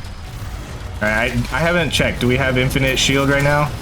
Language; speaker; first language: English; native; English